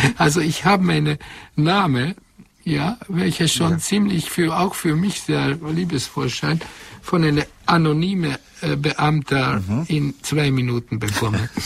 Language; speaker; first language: German; non-native, fluent; Hungarian